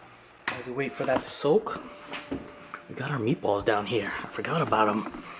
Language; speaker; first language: English; native; English